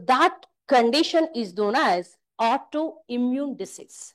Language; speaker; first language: English; non-native, local second language; Kannada